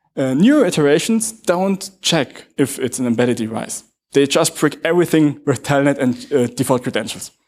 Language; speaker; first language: English; non-native, fluent; German